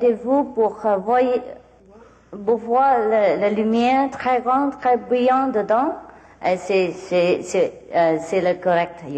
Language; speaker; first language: French; non-native, learner; Vietnamese